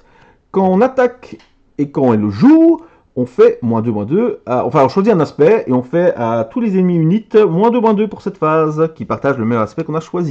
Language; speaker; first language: French; native; French